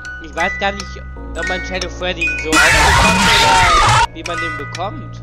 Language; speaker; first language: German; native; German